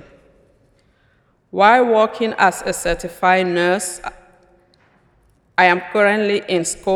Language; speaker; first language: English; non-native, local second language; French